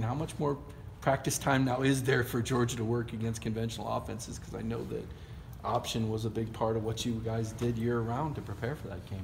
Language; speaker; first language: English; native; English